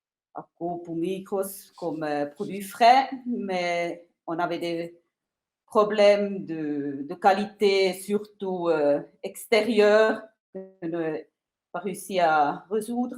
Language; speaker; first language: French; non-native, local second language; Italian